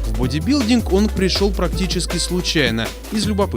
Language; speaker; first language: Russian; native; Russian